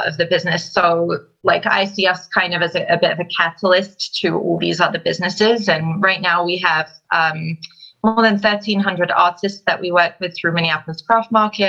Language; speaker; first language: English; native; English